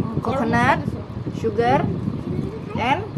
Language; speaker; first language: English; non-native, learner; Indonesian